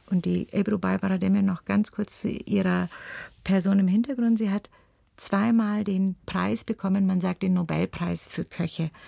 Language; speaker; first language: German; early bilingual, other home language; Turkish